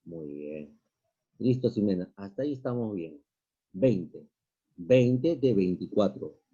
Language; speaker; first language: Spanish; native; Spanish